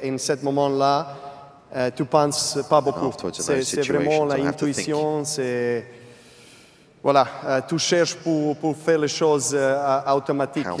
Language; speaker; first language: French; non-native, fluent; Serbian